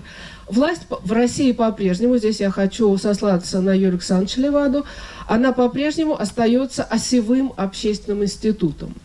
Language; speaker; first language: Russian; native; Russian